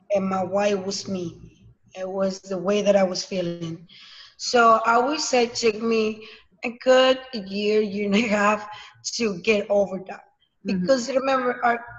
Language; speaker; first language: English; non-native, learner; Spanish